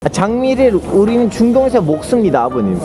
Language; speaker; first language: Korean; non-native, fluent; Turkish